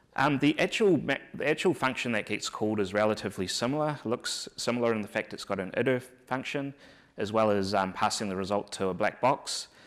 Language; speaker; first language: English; native; English